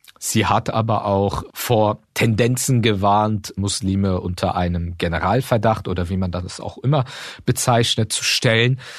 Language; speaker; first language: German; early bilingual, other home language; Turkish